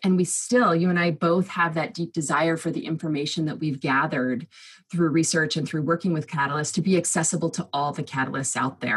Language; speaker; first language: English; native; English